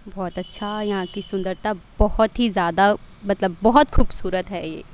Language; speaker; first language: Hindi; native; Hindi